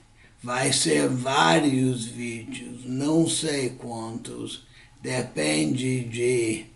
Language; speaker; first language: Portuguese; non-native, fluent; English